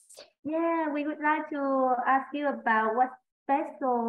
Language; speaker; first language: English; non-native, learner; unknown